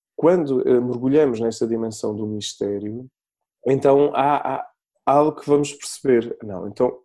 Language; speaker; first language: Portuguese; native; Portuguese